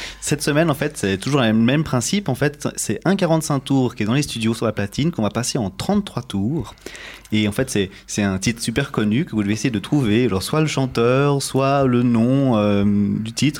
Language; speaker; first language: French; native; French